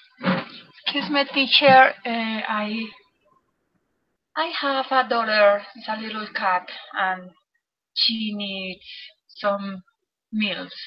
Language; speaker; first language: English; non-native, learner; Spanish